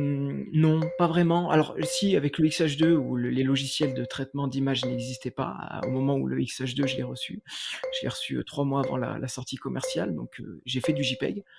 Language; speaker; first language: French; native; French